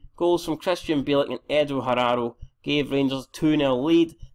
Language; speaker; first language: English; native; English